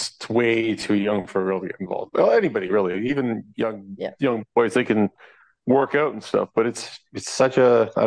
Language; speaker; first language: English; native; English